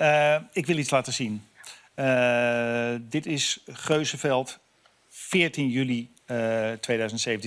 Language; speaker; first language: Dutch; native; Dutch